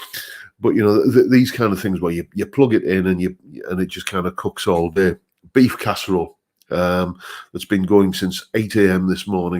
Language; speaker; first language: English; native; English